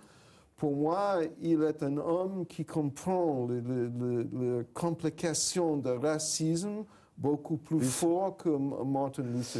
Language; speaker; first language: French; non-native, fluent; English